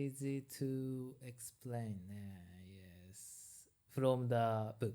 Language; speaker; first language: English; non-native, learner; Japanese